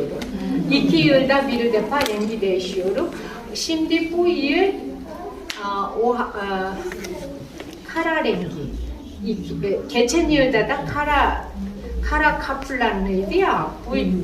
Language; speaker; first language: Turkish; non-native, learner; Korean